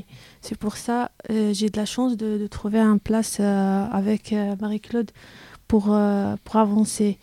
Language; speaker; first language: French; non-native, learner; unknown